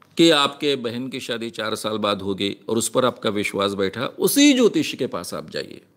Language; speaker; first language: Hindi; non-native, local second language; Marathi